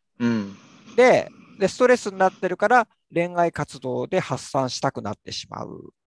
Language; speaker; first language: Japanese; native; Japanese